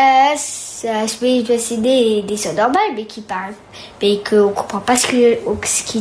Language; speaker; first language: French; early bilingual, heritage; French